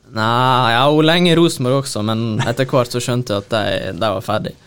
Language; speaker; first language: Norwegian; native; Norwegian